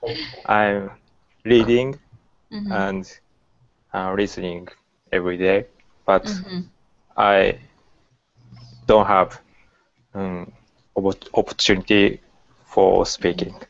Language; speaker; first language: English; non-native, learner; Japanese